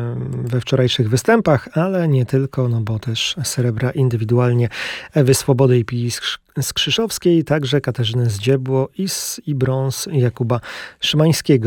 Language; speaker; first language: Polish; native; Polish